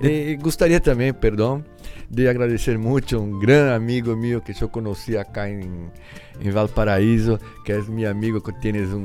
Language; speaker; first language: Spanish; non-native, learner; Portuguese